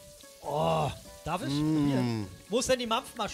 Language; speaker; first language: German; native; German